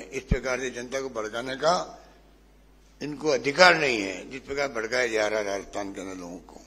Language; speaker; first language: Hindi; native; Hindi